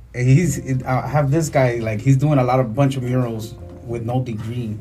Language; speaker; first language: English; early bilingual, other home language; Spanish